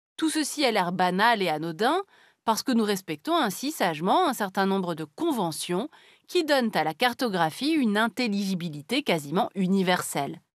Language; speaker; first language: French; native; French